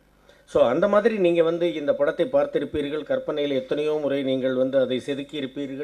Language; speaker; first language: Tamil; native; Tamil